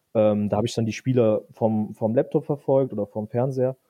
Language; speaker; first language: German; native; German